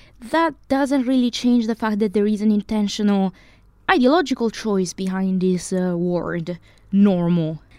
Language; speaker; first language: English; non-native, fluent; Italian